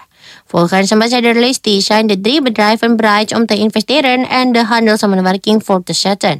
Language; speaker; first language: Dutch; non-native, fluent; Indonesian